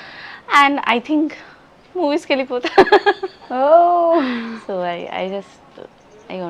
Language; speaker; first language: Telugu; non-native, learner; Bangla